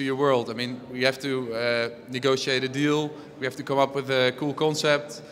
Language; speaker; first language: English; non-native, fluent; Dutch